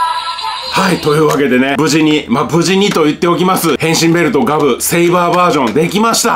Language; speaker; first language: Japanese; native; Japanese